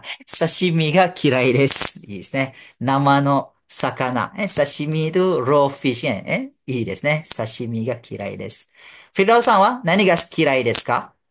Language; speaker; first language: Japanese; non-native, fluent; Malay